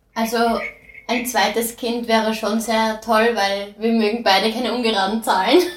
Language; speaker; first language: German; native; German